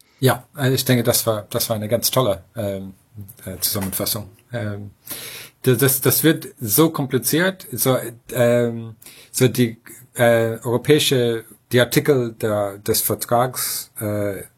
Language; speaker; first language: German; non-native, fluent; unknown